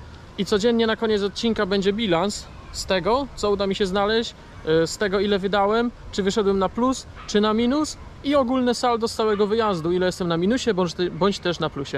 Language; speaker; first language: Polish; native; Polish